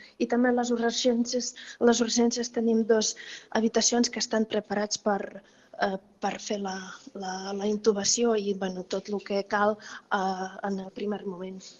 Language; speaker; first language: Catalan; non-native, fluent; Ukrainian